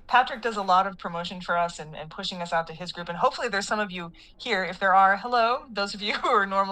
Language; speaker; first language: English; native; English